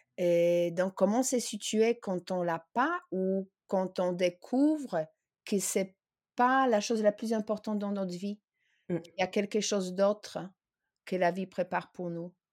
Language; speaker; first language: French; non-native, fluent; Polish